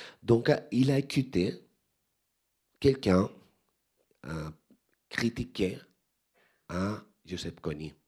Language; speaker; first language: French; non-native, learner; Spanish